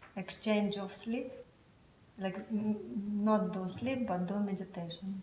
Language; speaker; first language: English; non-native, learner; Russian